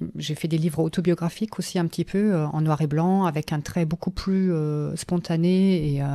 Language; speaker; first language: French; non-native, fluent; German